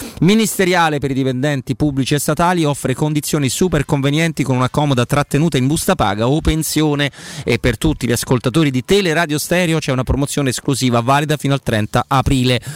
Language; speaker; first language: Italian; native; Italian